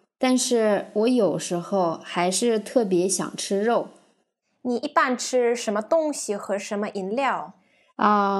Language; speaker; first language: Chinese; non-native, fluent; Russian